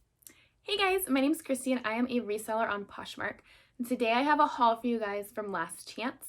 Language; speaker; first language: English; native; English